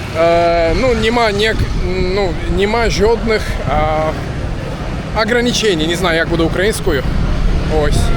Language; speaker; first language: Ukrainian; native; Ukrainian